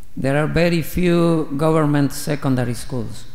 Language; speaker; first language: English; non-native, learner; Spanish